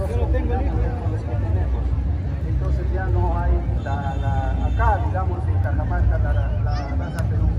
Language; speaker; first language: Spanish; native; Spanish